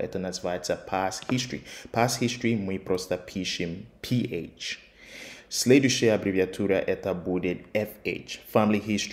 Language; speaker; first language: Russian; non-native, fluent; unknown